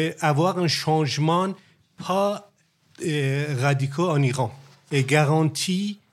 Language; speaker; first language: French; non-native, learner; Persian